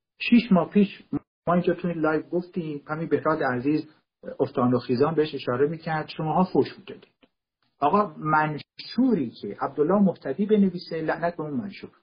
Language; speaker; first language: Persian; non-native, local second language; Kurdish